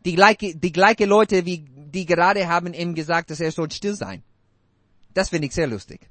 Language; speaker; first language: German; non-native, fluent; English